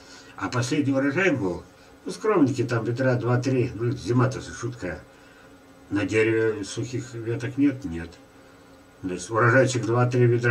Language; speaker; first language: Russian; native; Russian